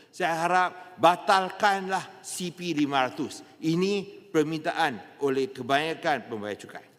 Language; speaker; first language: Malay; non-native, local second language; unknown